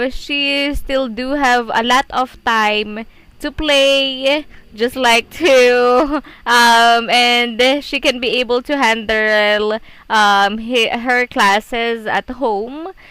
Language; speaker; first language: English; non-native, fluent; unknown